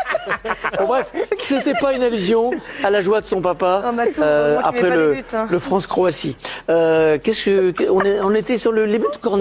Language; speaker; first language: French; native; French